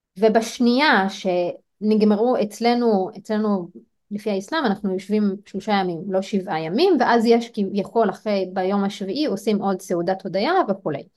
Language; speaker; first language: Hebrew; non-native, local second language; Arabic